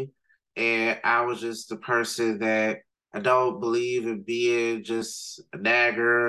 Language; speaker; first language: English; native; English